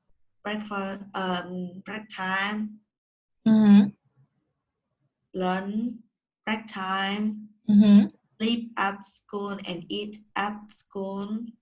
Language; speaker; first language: English; non-native, learner; Vietnamese